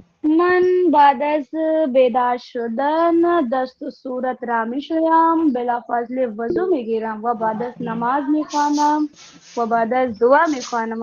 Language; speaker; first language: Persian; non-native, learner; Urdu